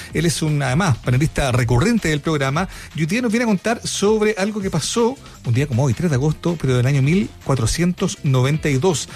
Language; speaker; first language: Spanish; native; Spanish